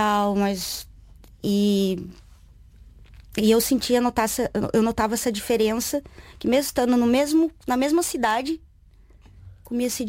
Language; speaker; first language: Portuguese; native; Portuguese